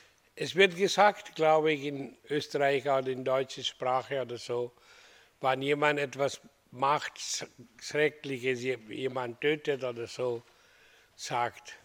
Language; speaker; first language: German; non-native, fluent; Hindi